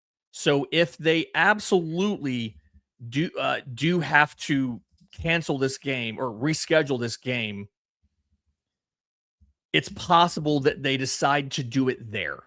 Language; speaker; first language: English; native; English